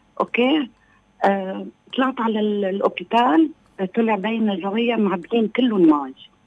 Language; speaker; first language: Arabic; native; Arabic